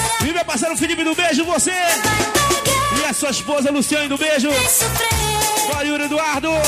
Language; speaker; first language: Portuguese; native; Portuguese